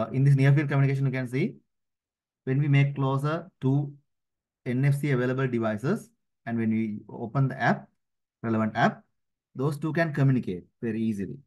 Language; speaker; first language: English; non-native, local second language; Sinhala